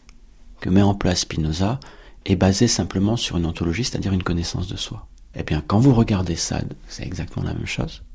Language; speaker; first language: French; native; French